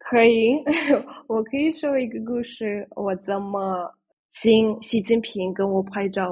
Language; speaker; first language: Chinese; non-native, fluent; Russian